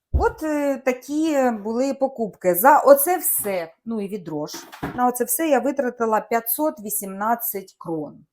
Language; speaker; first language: Ukrainian; non-native, local second language; Russian